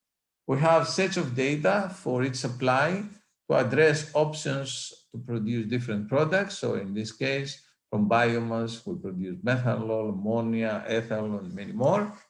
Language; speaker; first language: English; non-native, fluent; Greek